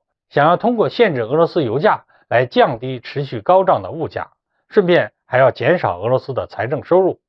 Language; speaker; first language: Chinese; native; Chinese